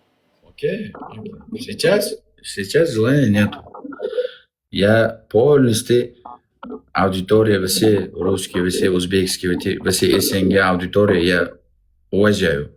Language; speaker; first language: Russian; non-native, local second language; Uzbek